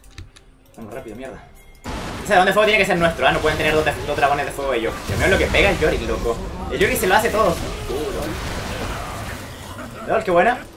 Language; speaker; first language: Spanish; native; Spanish